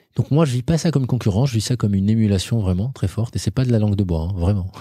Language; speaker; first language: French; non-native, local second language; Arabic